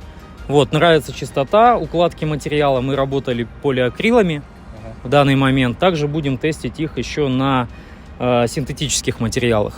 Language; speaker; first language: Russian; native; Russian